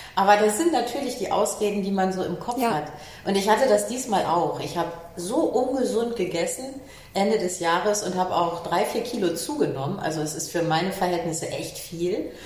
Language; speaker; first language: German; native; German